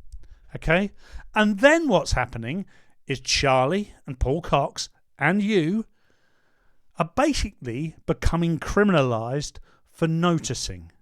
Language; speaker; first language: English; native; English